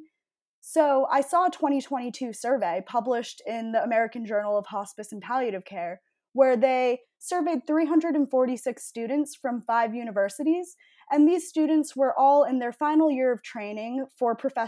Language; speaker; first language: English; native; English